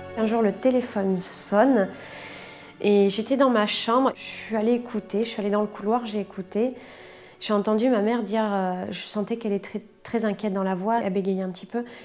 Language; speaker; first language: French; native; French